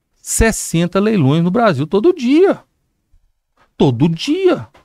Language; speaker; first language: Portuguese; native; Portuguese